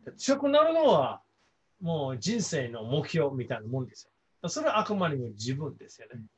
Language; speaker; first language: Japanese; non-native, fluent; English